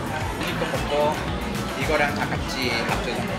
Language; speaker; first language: Korean; non-native, fluent; Vietnamese